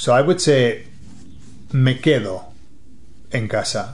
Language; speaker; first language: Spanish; non-native, learner; English